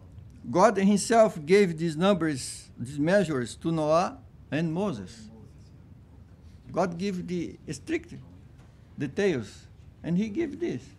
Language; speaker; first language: English; non-native, fluent; Portuguese